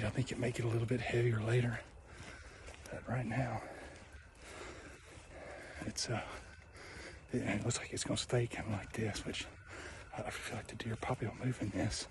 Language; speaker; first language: English; native; English